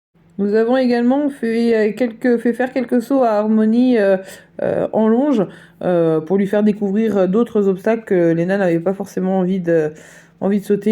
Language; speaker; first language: French; native; French